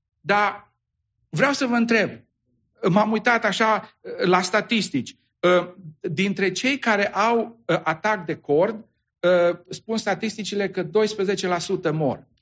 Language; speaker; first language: Romanian; native; Romanian